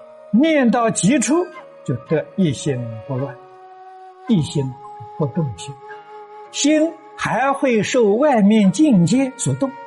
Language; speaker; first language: Chinese; native; Chinese